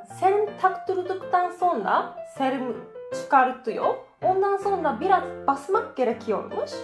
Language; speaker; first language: Turkish; non-native, learner; Japanese